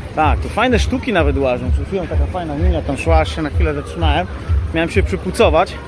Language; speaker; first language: Polish; native; Polish